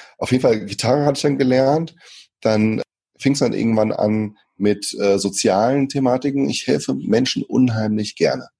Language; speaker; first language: German; early bilingual, other home language; Portuguese